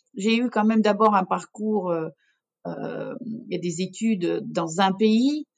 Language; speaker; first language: French; non-native, fluent; Russian